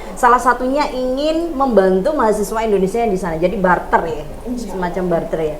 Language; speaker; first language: Indonesian; native; Indonesian